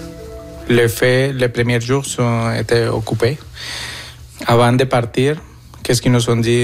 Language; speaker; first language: French; non-native, fluent; Spanish